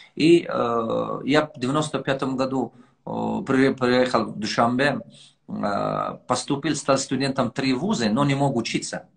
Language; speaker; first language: Russian; non-native, local second language; Tajik